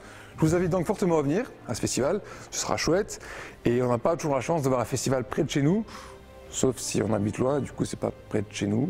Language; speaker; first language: French; native; French